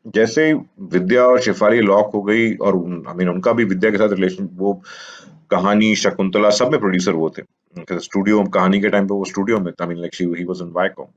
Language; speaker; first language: Hindi; native; Hindi